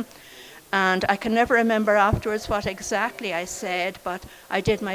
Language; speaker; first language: English; native; English